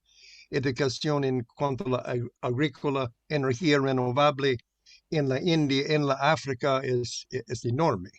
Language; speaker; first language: Spanish; non-native, fluent; English